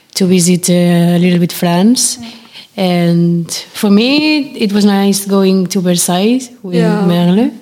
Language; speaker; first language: English; non-native, fluent; Spanish